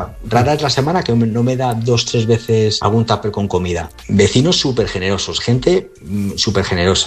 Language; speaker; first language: Spanish; native; Spanish